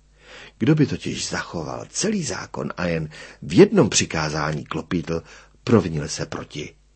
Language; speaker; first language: Czech; native; Czech